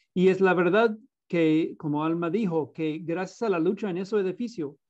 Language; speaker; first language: Spanish; non-native, fluent; English